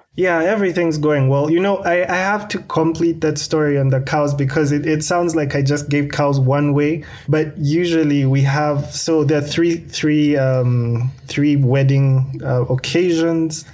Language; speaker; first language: English; non-native, local second language; Ganda